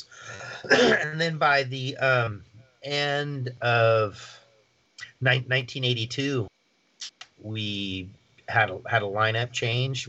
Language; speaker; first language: English; native; English